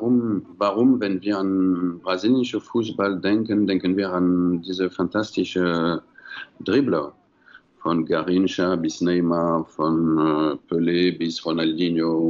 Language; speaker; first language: German; non-native, fluent; French